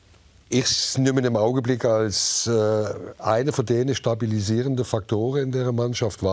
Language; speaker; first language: German; native; German